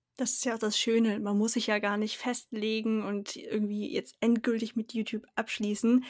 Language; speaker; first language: German; native; German